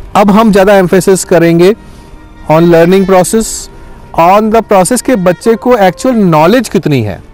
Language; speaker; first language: Hindi; native; Hindi